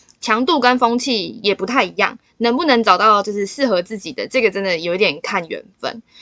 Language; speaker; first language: Chinese; native; Chinese